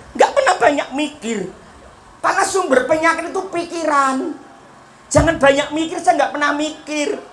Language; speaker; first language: Indonesian; native; Indonesian